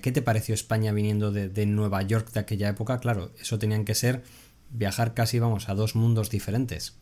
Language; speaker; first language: Spanish; native; Spanish